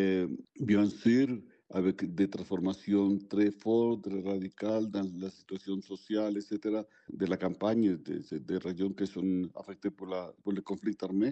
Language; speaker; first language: French; non-native, fluent; Spanish